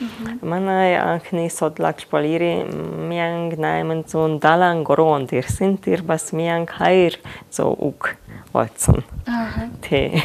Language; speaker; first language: Mongolian; non-native, fluent; Hungarian